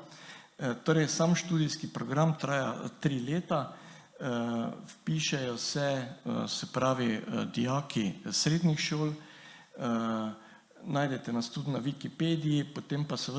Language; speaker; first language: Slovenian; native; Slovenian